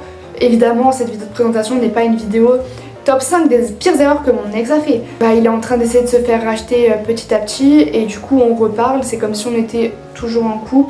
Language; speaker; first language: French; native; French